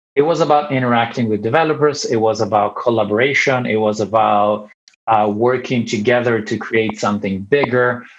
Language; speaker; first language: English; non-native, fluent; Italian